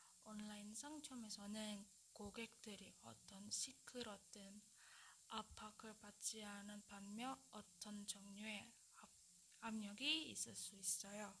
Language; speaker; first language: Korean; non-native, learner; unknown